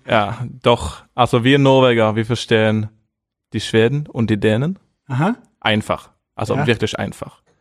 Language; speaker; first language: German; non-native, fluent; Norwegian